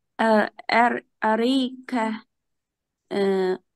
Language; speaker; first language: Arabic; non-native, learner; Chinese